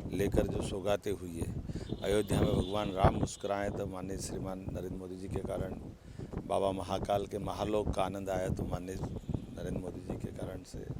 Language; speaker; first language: Hindi; native; Hindi